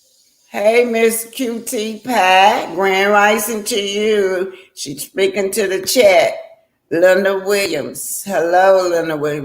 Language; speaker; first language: English; native; English